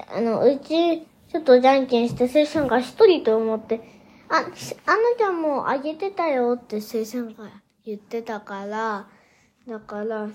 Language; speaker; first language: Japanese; early bilingual, other home language; Korean